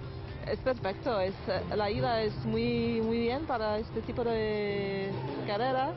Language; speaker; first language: Spanish; non-native, learner; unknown